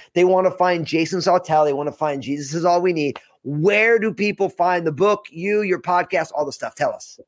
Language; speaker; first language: English; early bilingual, other home language; Italian